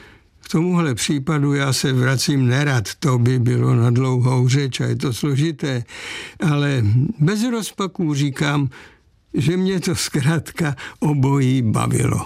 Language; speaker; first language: Czech; native; Czech